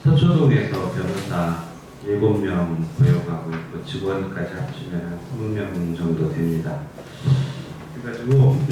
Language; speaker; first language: Korean; native; Korean